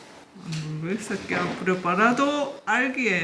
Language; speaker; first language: Spanish; non-native, learner; Korean